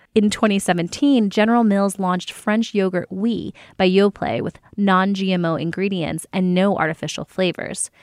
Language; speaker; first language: English; native; English